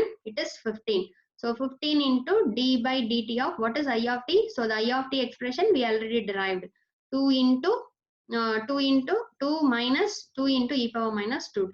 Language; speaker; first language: English; non-native, local second language; Tamil